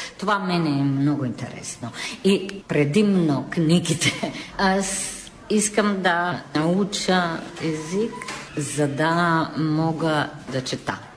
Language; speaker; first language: Bulgarian; non-native, learner; Italian